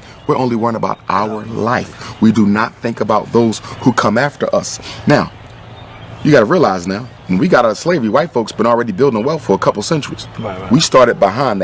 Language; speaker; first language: English; native; English